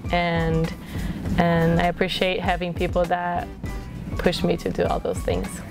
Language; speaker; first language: English; non-native, fluent; Portuguese